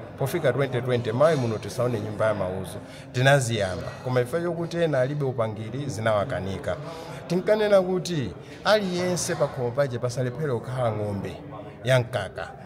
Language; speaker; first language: Nyanja; native; Nyanja